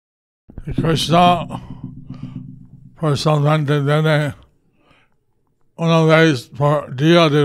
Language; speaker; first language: Spanish; non-native, learner; English